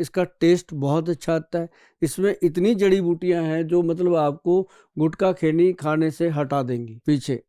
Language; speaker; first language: Hindi; native; Hindi